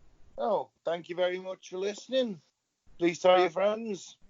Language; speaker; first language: English; native; English